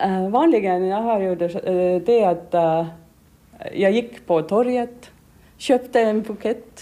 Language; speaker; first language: Swedish; non-native, learner; Finnish